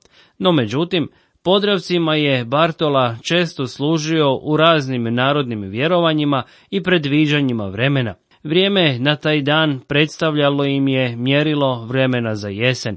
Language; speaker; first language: Croatian; native; Croatian